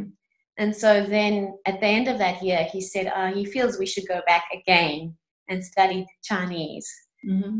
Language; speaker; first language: English; native; English